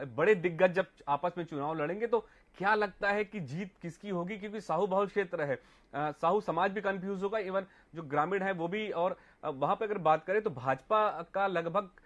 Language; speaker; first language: Hindi; native; Hindi